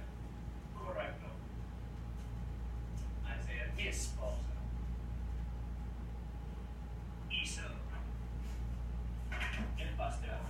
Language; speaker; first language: Spanish; non-native, fluent; English